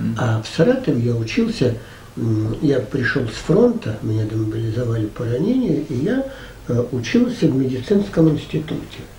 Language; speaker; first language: Russian; native; Russian